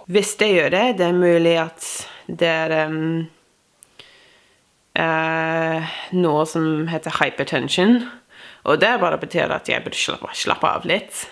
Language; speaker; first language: Norwegian; non-native, fluent; English